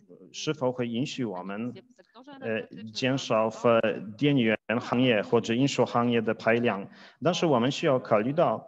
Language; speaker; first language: Chinese; non-native, fluent; Polish